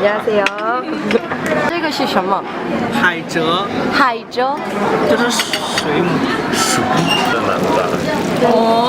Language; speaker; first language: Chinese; non-native, learner; Korean